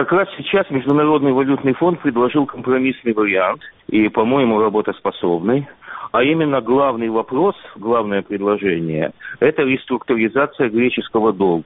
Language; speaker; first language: Russian; native; Russian